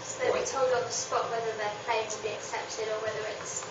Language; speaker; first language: English; native; English